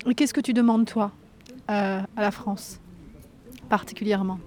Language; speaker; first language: French; native; French